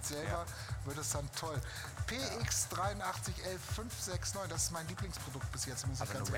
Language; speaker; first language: German; native; German